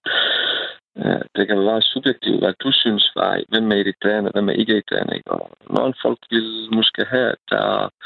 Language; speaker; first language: Danish; non-native, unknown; Estonian